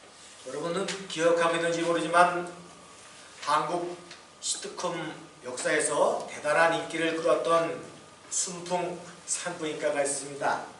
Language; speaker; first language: Korean; native; Korean